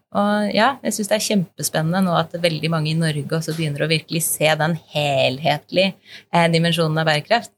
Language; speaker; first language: Norwegian; native; Norwegian